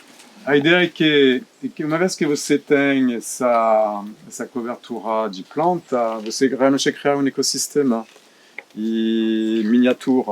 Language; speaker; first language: Portuguese; non-native, fluent; French